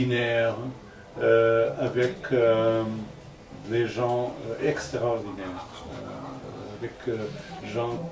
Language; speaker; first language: French; non-native, fluent; Portuguese